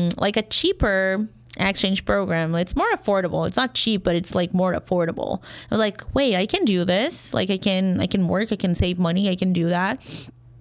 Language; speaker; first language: English; non-native, fluent; Portuguese